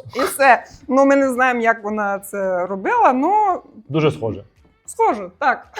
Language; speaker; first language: Ukrainian; non-native, learner; German